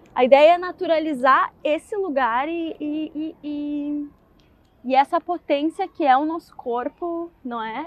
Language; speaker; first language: Portuguese; native; Portuguese